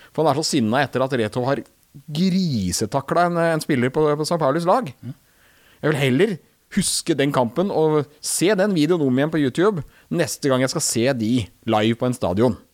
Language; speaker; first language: Norwegian; native; Norwegian